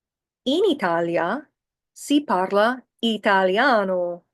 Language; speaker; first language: Italian; non-native, fluent; English